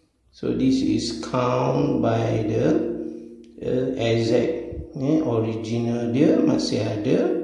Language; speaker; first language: English; non-native, local second language; Malay